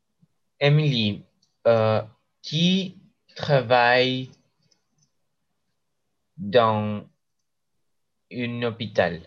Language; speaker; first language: French; non-native, learner; Spanish